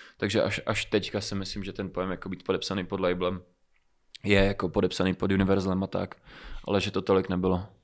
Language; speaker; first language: Czech; early bilingual, other home language; Romanian